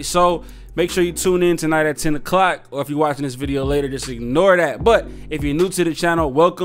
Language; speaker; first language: English; native; English